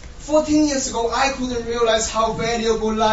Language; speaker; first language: English; non-native, fluent; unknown